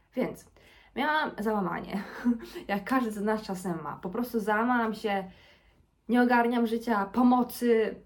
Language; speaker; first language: Polish; early bilingual, heritage; Polish